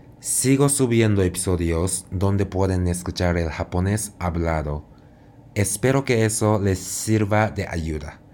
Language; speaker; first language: Spanish; non-native, fluent; Japanese